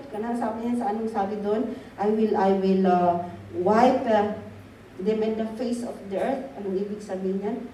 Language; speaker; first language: Filipino; native; Filipino